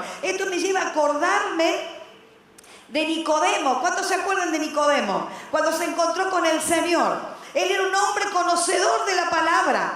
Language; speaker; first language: Spanish; native; Spanish